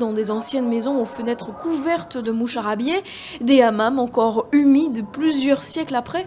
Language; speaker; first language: French; native; French